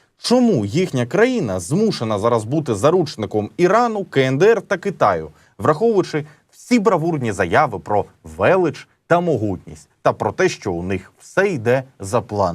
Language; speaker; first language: Ukrainian; native; Ukrainian